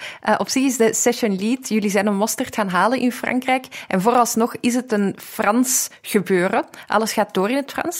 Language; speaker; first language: Dutch; native; Dutch